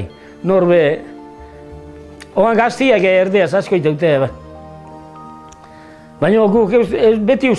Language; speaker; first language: Basque; native; Basque